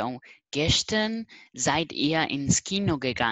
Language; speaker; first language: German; non-native, learner; Portuguese